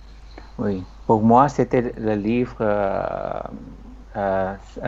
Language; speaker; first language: French; non-native, learner; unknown